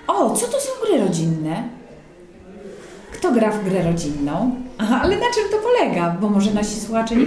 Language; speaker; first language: Polish; native; Polish